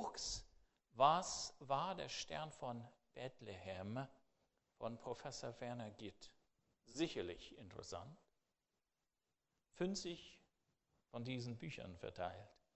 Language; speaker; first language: German; non-native, fluent; English